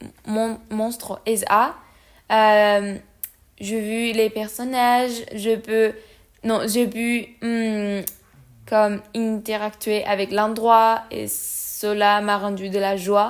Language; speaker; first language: French; non-native, learner; Spanish